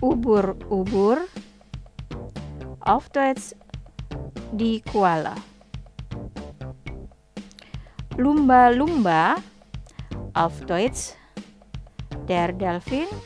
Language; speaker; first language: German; non-native, fluent; Indonesian